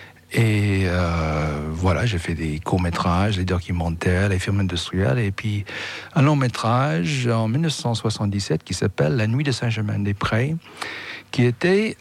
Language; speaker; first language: French; non-native, fluent; English